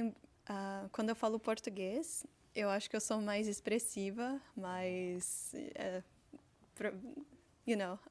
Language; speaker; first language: Portuguese; early bilingual, heritage; Portuguese